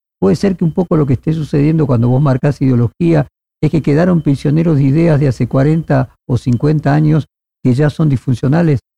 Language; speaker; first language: Spanish; native; Spanish